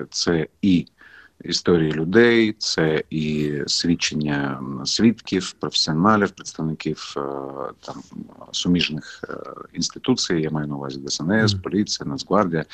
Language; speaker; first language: Ukrainian; non-native, fluent; Crimean Tatar